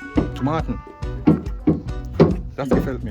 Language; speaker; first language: German; non-native, learner; English